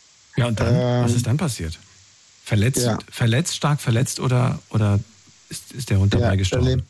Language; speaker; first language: German; native; German